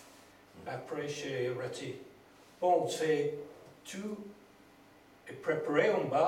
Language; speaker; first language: French; non-native, learner; English